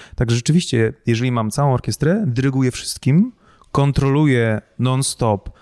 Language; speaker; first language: Polish; native; Polish